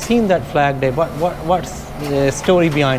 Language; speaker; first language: English; non-native, local second language; Urdu